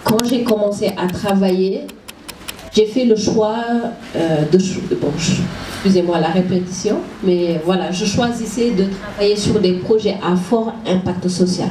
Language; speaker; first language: French; non-native, local second language; Wolof